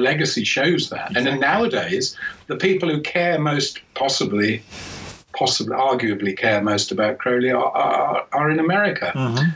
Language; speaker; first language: English; native; English